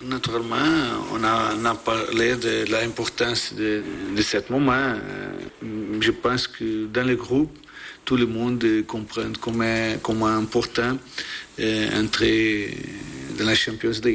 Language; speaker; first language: French; non-native, learner; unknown